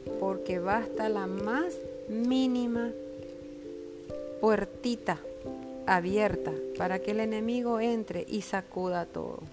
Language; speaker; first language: Spanish; native; Spanish